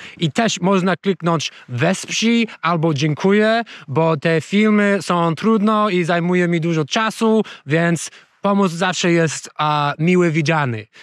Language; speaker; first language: Polish; non-native, learner; English